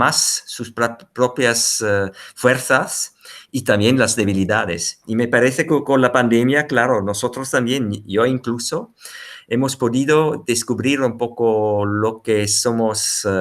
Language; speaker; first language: Spanish; non-native, fluent; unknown